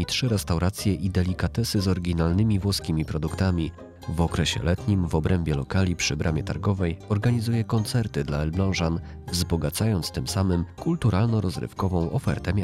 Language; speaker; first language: Polish; native; Polish